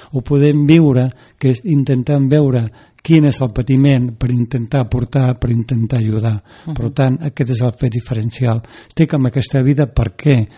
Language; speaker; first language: Catalan; non-native, local second language; Spanish